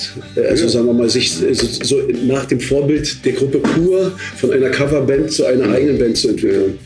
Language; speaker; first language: German; native; German